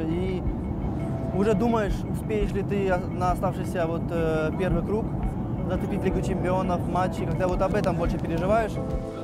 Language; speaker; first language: Russian; native; Russian